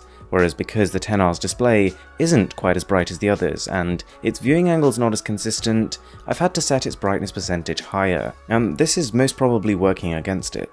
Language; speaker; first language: English; native; English